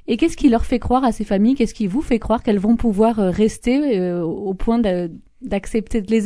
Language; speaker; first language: French; native; French